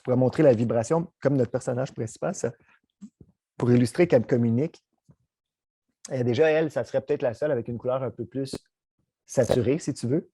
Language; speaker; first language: French; native; French